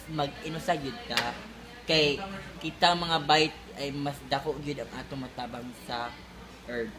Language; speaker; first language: Cebuano; non-native, local second language; Maranao